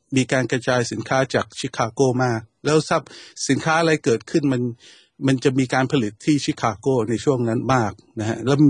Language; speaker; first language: Thai; native; Thai